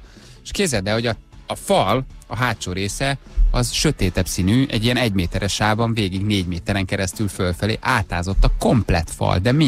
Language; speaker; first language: Hungarian; native; Hungarian